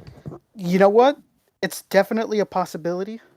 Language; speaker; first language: English; native; English